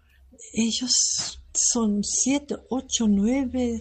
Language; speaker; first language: Spanish; non-native, fluent; German